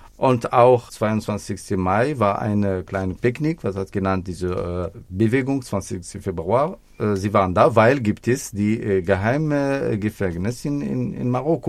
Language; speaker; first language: German; non-native, fluent; Arabic